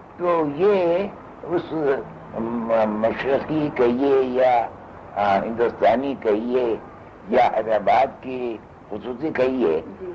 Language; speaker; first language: Urdu; native; Urdu